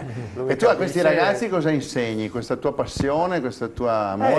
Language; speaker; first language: Italian; native; Italian